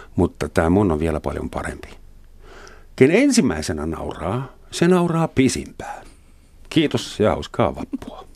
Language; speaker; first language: Finnish; non-native, fluent; German